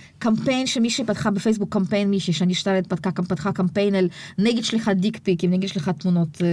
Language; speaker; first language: Hebrew; early bilingual, other home language; Russian